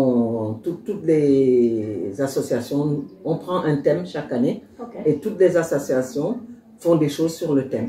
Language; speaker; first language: French; non-native, local second language; Wolof